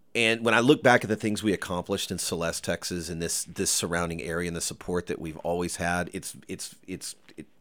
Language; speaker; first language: English; native; English